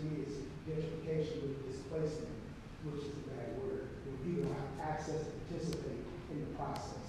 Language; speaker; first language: English; native; English